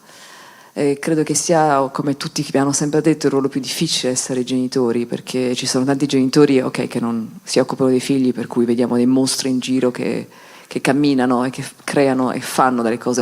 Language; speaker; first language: Italian; native; Italian